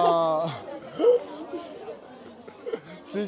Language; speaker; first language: Chinese; non-native, learner; French